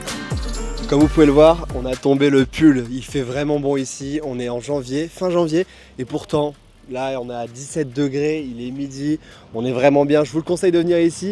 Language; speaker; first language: French; native; French